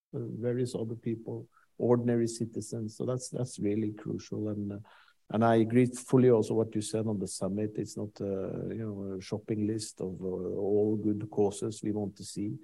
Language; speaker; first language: English; non-native, fluent; Norwegian